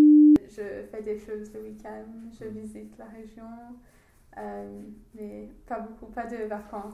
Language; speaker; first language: French; non-native, learner; English